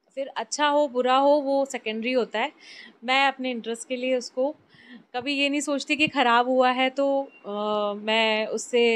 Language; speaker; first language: Hindi; native; Hindi